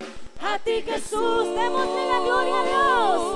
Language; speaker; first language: Spanish; native; Spanish